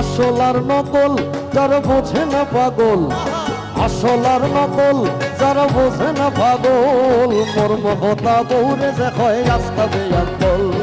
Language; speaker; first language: Bangla; non-native, local second language; Sylheti